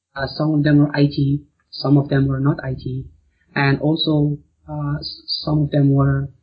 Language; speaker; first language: English; non-native, fluent; Arabic